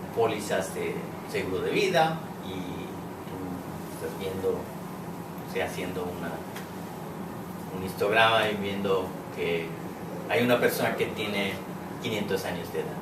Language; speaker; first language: Spanish; non-native, fluent; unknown